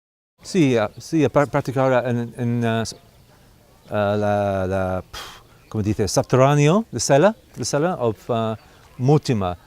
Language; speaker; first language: Spanish; non-native, learner; English